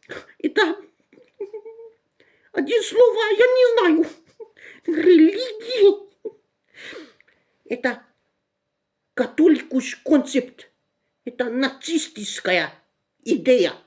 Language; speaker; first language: Russian; non-native, learner; Romanian